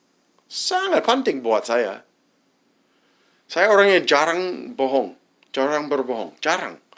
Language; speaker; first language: Indonesian; non-native, fluent; English